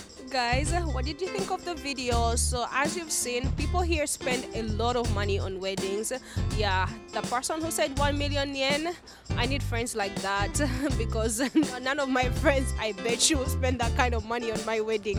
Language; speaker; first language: English; non-native, local second language; Ganda